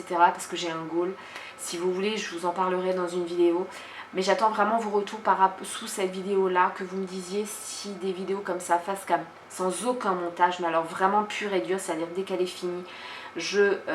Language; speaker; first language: French; native; French